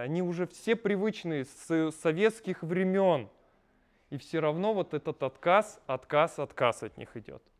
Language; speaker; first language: Russian; native; Russian